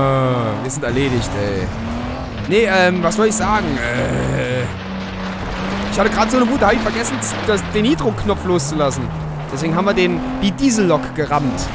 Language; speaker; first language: German; native; German